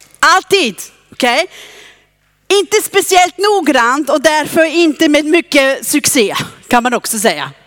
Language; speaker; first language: Swedish; non-native, fluent; German